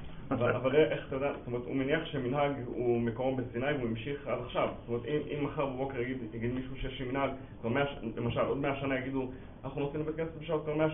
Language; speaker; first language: Hebrew; non-native, fluent; English